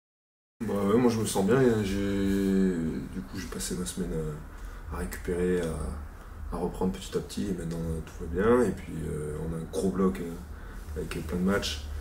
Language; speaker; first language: French; native; French